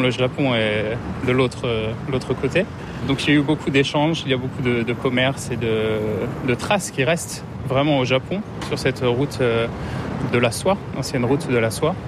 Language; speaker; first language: French; native; French